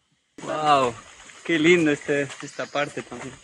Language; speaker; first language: Spanish; native; Spanish